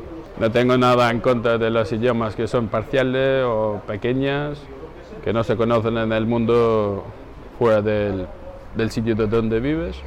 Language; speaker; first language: Spanish; non-native, fluent; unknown